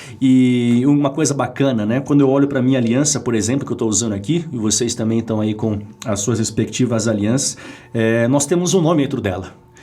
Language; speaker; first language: Portuguese; native; Portuguese